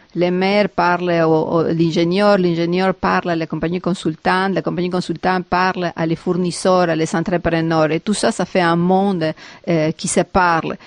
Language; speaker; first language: French; non-native, fluent; Spanish